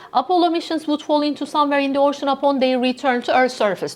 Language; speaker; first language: English; non-native, fluent; Turkish